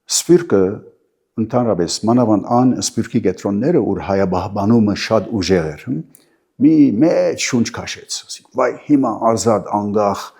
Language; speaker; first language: Armenian; early bilingual, heritage; Armenian